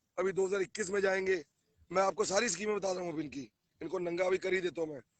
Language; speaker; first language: Hindi; non-native, local second language; Punjabi